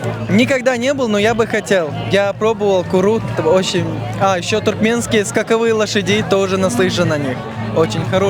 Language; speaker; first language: Russian; non-native, local second language; Chechen